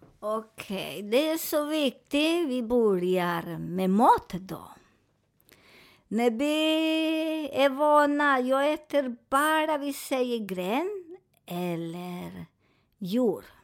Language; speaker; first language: Swedish; non-native, fluent; Spanish